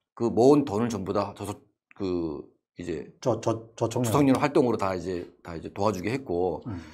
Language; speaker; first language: Korean; native; Korean